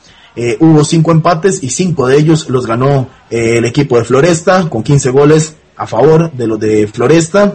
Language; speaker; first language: Spanish; native; Spanish